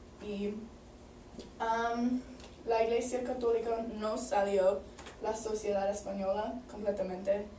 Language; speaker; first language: Spanish; non-native, learner; English